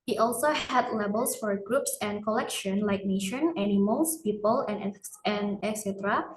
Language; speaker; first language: English; non-native, learner; Indonesian